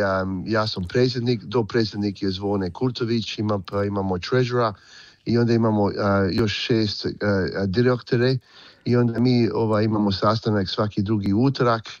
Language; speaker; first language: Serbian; early bilingual, heritage; Croatian